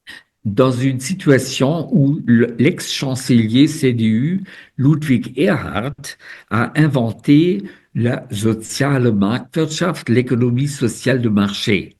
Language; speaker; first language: French; non-native, fluent; German